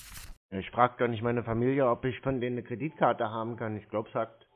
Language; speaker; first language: German; native; German